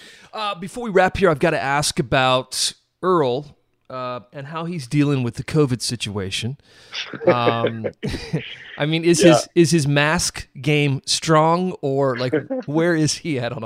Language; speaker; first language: English; native; English